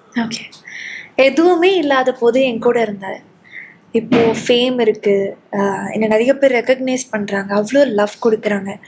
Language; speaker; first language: Tamil; native; Tamil